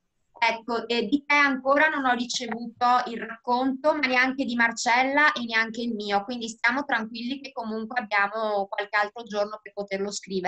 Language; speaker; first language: Italian; native; Italian